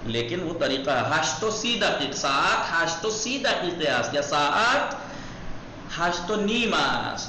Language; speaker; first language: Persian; non-native, fluent; Urdu